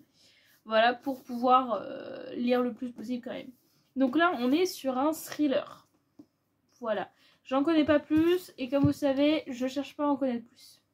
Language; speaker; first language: French; native; French